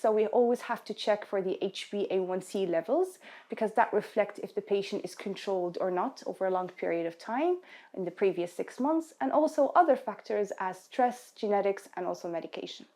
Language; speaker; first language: English; non-native, fluent; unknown